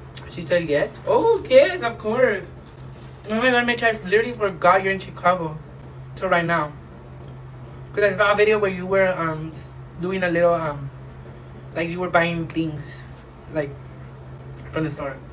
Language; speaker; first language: English; early bilingual, other home language; Spanish